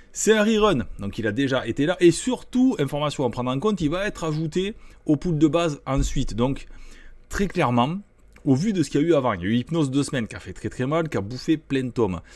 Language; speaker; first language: French; native; French